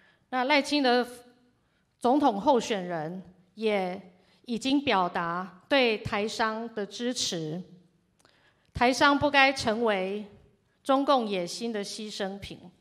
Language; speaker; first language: Chinese; native; Chinese